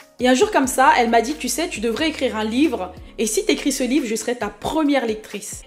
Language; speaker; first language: French; early bilingual, other home language; Haitian Creole